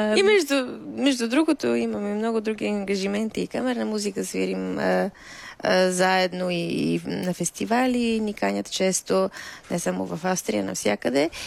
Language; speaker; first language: Bulgarian; native; Bulgarian